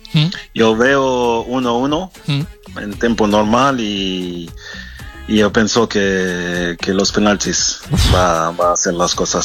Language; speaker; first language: Spanish; non-native, fluent; French